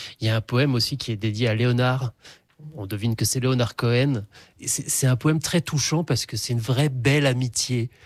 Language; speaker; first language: French; native; French